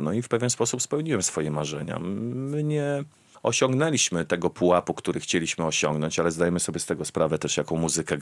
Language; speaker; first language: Polish; native; Polish